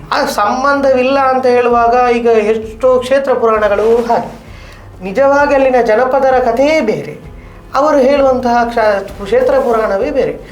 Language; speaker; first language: Kannada; non-native, local second language; Tulu